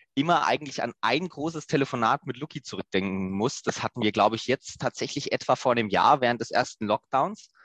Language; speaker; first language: German; native; German